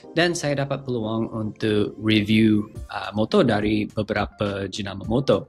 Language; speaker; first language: Malay; non-native, fluent; English